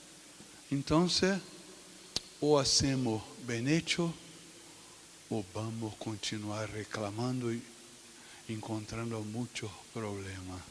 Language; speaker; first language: Spanish; non-native, fluent; Portuguese